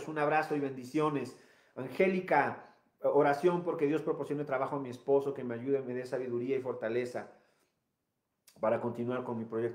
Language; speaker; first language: Spanish; native; Spanish